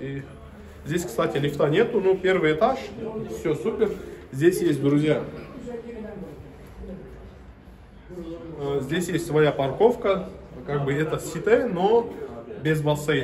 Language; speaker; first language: Russian; non-native, fluent; Turkish